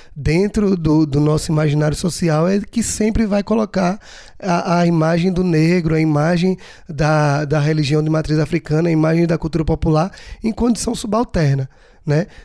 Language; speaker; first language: Portuguese; native; Portuguese